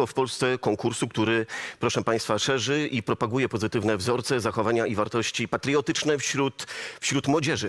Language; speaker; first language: Polish; native; Polish